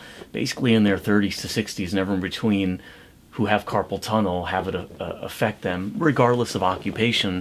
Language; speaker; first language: English; native; English